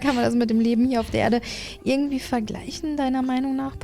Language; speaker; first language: German; native; German